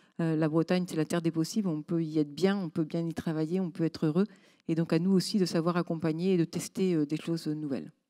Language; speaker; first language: French; native; French